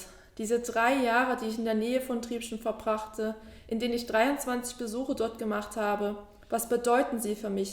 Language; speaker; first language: German; native; German